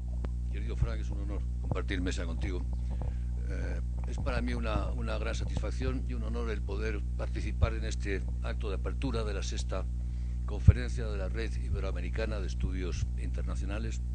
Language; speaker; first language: Spanish; native; Spanish